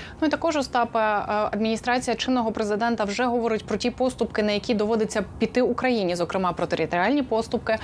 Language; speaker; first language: Ukrainian; native; Ukrainian